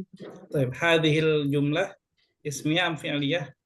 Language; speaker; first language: Arabic; non-native, fluent; Indonesian